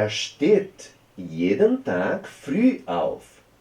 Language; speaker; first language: German; non-native, fluent; Portuguese